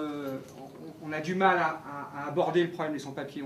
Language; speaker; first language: French; native; French